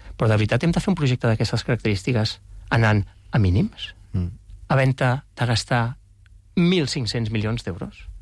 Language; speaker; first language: Catalan; native; Catalan